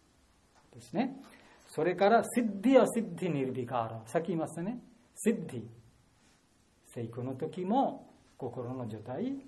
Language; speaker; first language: Japanese; non-native, learner; Bangla